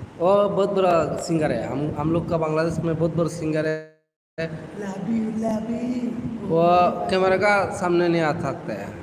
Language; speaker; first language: Hindi; non-native, learner; Bangla